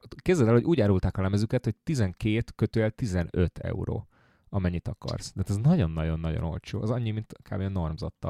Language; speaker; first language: Hungarian; native; Hungarian